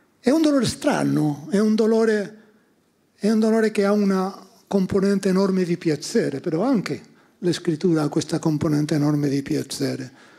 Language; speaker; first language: Italian; non-native, fluent; Spanish